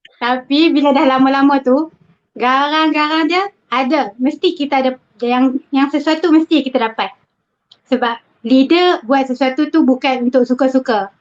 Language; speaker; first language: Malay; native; Malay